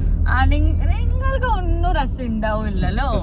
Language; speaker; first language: Malayalam; non-native, learner; Hindi